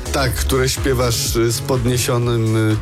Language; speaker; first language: Polish; native; Polish